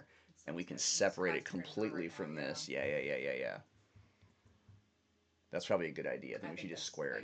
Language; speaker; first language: English; native; English